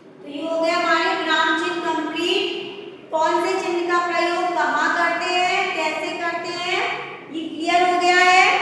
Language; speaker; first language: Hindi; native; Hindi